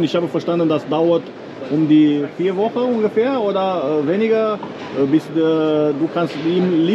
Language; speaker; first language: German; non-native, fluent; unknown